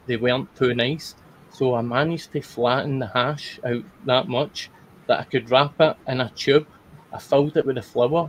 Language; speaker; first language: English; native; English